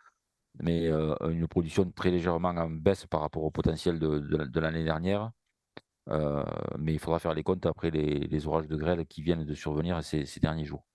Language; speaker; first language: French; native; French